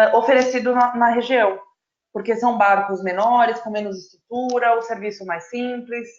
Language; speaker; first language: Portuguese; native; Portuguese